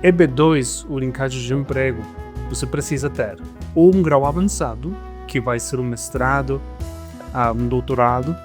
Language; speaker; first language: Portuguese; non-native, fluent; Spanish